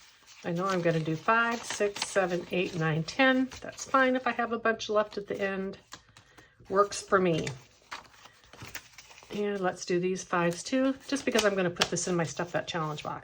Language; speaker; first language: English; native; English